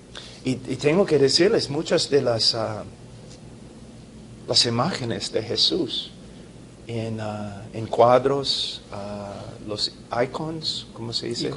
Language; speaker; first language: Spanish; non-native, fluent; English